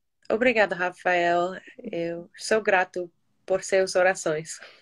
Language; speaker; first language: Portuguese; non-native, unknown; English